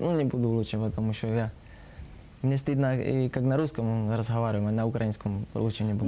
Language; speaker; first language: Russian; non-native, learner; Slovak